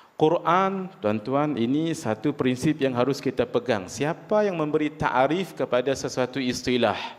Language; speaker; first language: Malay; native; Malay